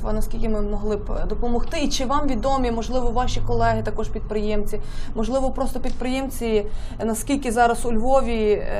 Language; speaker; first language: Ukrainian; native; Ukrainian